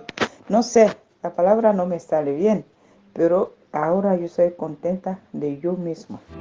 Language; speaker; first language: Spanish; non-native, learner; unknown